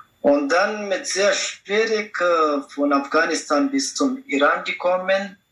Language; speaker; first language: German; non-native, learner; Pashto